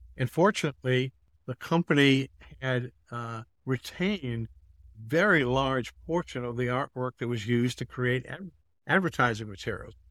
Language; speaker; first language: English; native; English